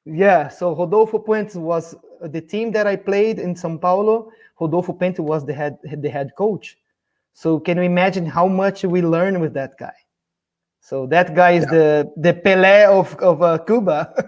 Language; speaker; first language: English; non-native, fluent; Portuguese